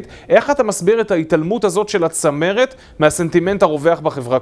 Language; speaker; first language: Hebrew; native; Hebrew